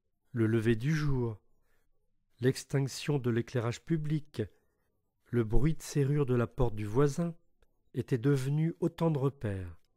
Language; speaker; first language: French; native; French